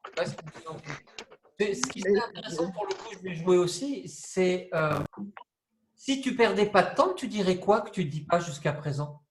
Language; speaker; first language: French; native; French